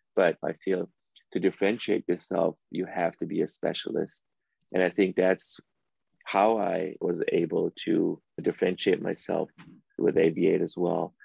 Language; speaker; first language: English; early bilingual, other home language; Persian